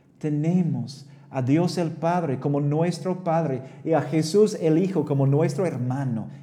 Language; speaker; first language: Spanish; non-native, fluent; English